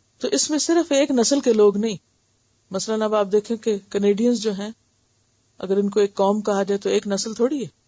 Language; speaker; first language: Urdu; non-native, local second language; Punjabi